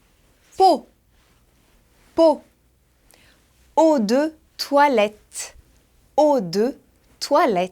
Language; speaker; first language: French; non-native, fluent; Portuguese